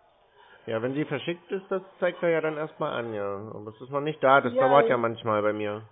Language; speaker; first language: German; native; German